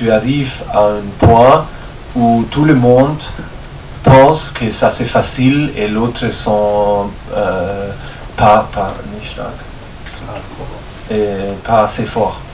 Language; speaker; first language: French; non-native, learner; German